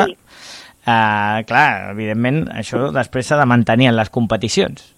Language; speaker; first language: Catalan; native; Catalan